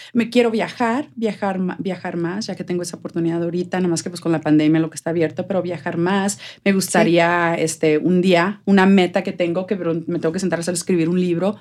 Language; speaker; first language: Spanish; native; Spanish